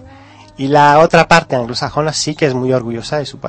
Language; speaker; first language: Spanish; early bilingual, heritage; Spanish